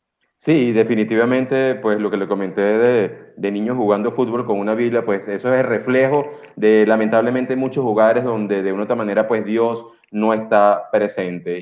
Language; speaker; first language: Spanish; native; Spanish